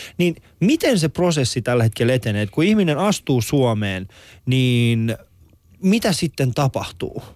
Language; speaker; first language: Finnish; early bilingual, other home language; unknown